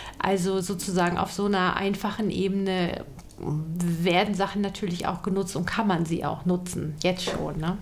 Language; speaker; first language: German; native; German